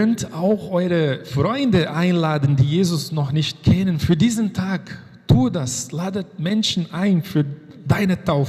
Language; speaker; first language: German; non-native, fluent; Portuguese